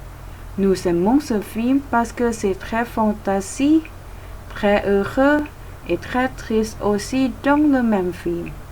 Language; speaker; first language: French; non-native, learner; Thai